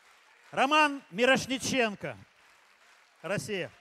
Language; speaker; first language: Russian; native; Russian